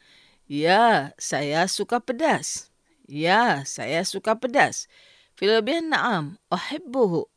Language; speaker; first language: Indonesian; non-native, fluent; Arabic